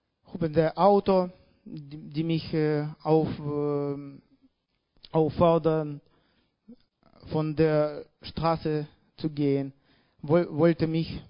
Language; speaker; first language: German; non-native, learner; Russian